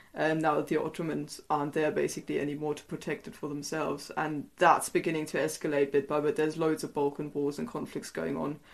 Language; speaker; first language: English; non-native, fluent; German